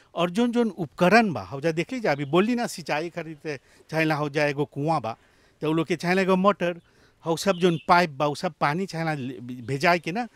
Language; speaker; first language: Bhojpuri; native; Bhojpuri